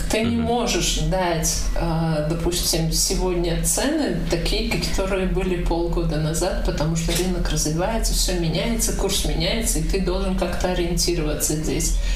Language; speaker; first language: Russian; non-native, local second language; Tajik